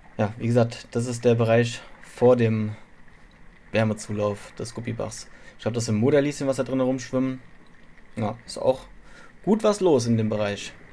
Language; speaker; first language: German; native; German